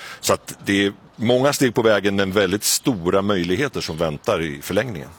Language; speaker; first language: Swedish; native; Swedish